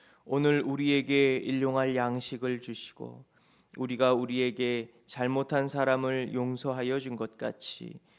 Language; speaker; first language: Korean; native; Korean